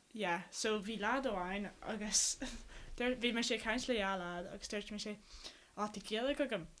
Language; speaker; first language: Irish; non-native, local second language; English